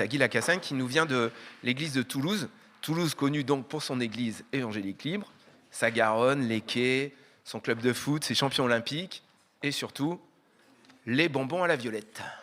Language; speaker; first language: French; native; French